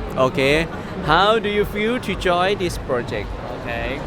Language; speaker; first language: English; non-native, learner; Thai